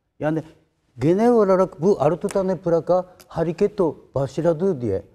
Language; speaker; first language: Turkish; non-native, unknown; Japanese